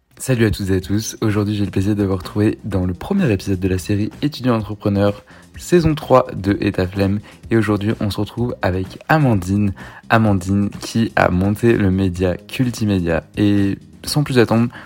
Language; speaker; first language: French; native; French